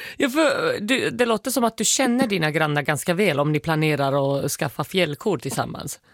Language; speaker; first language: Swedish; native; Swedish